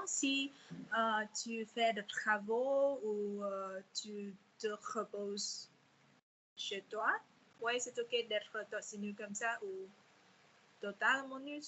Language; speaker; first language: French; non-native, fluent; Vietnamese